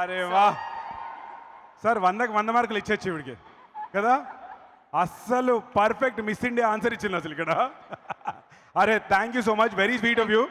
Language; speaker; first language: Telugu; native; Telugu